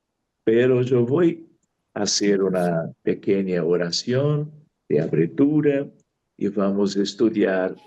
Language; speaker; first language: Spanish; non-native, fluent; Portuguese